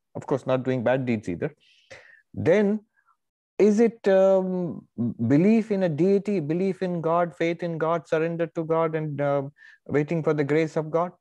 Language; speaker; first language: English; non-native, local second language; Bangla